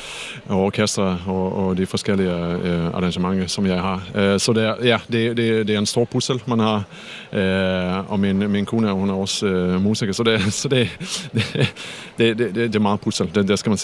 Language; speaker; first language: Danish; non-native, fluent; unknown